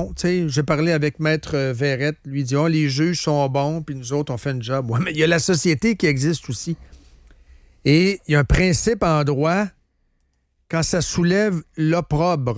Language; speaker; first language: French; native; French